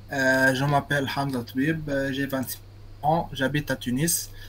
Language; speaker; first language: French; non-native, local second language; Arabic